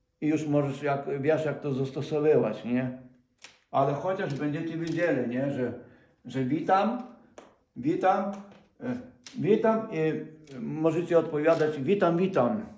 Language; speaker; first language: Polish; non-native, fluent; Ukrainian